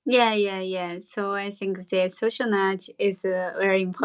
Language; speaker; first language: English; non-native, learner; Chinese